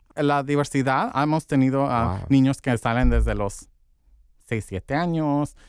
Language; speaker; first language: Spanish; early bilingual, heritage; Spanish